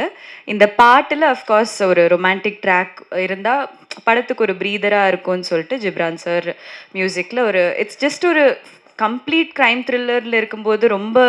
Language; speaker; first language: Tamil; non-native, local second language; Malayalam